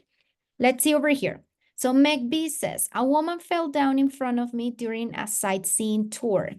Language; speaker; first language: English; non-native, fluent; Spanish